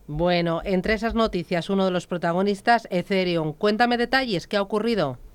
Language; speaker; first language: Spanish; native; Spanish